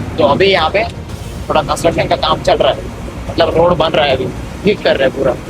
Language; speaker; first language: Hindi; non-native, local second language; Kannada